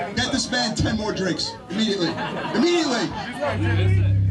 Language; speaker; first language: English; native; English